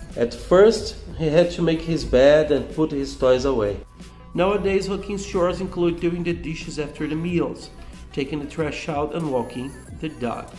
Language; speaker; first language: English; non-native, fluent; Portuguese